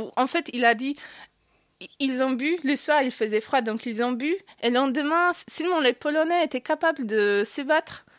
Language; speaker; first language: French; non-native, fluent; Polish